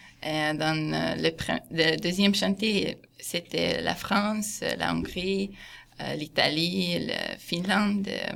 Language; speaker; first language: French; non-native, fluent; Hungarian